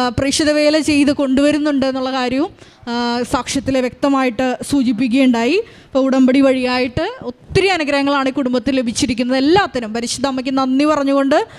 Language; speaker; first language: Malayalam; native; Malayalam